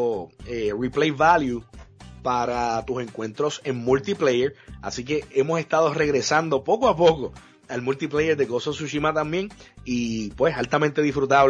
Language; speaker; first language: Spanish; native; Spanish